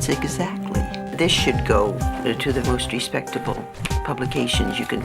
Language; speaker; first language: English; native; English